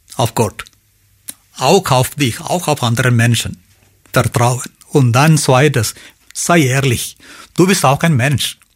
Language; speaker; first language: German; non-native, fluent; Malayalam